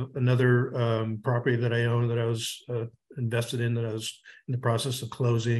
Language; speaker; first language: English; native; English